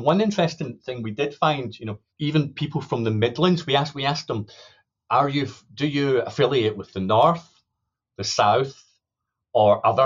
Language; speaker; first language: English; native; English